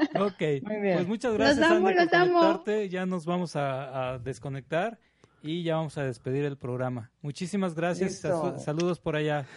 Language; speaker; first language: Spanish; native; Spanish